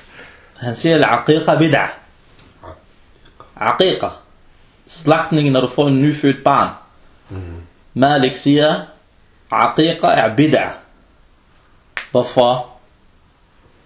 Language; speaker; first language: Danish; early bilingual, other home language; Arabic